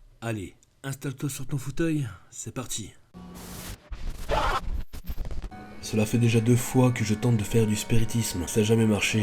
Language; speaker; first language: French; native; French